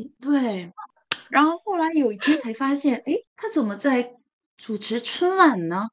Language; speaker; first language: Chinese; non-native, fluent; Korean